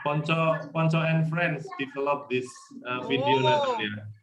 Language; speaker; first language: English; non-native, learner; Indonesian